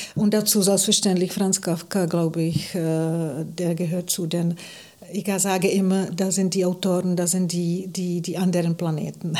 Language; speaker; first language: German; non-native, fluent; Czech